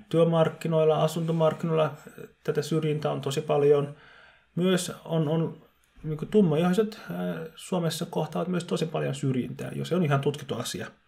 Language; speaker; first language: Finnish; early bilingual, other home language; Somali